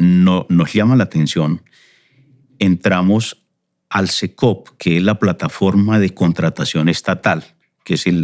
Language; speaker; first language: Spanish; native; Spanish